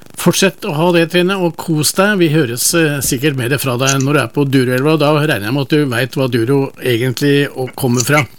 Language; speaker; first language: Norwegian; native; Norwegian